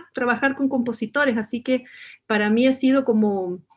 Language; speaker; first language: Spanish; native; Spanish